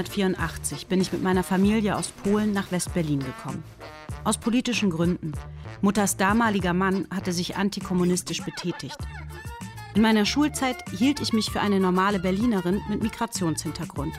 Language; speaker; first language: German; early bilingual, other home language; Polish